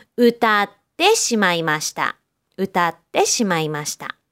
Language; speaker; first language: Japanese; native; Japanese